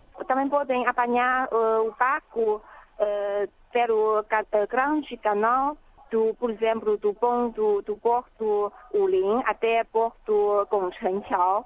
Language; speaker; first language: Portuguese; non-native, fluent; Chinese